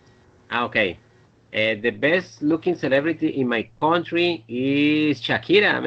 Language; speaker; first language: English; non-native, learner; Spanish